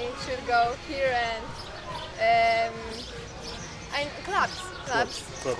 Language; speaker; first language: English; non-native, learner; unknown